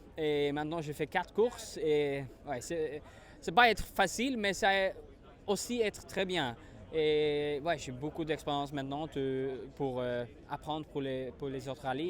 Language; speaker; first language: French; non-native, learner; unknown